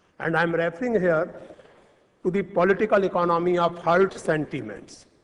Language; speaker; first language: English; non-native, local second language; Hindi